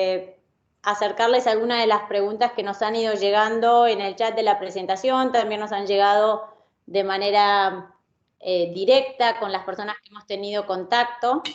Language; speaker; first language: Spanish; native; Spanish